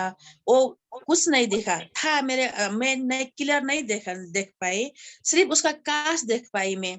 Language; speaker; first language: Hindi; non-native, learner; Nepali